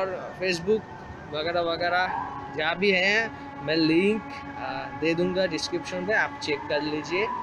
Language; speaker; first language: Hindi; non-native, learner; Bangla